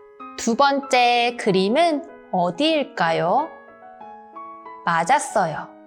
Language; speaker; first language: Korean; native; Korean